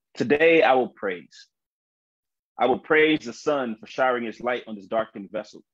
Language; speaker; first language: English; native; English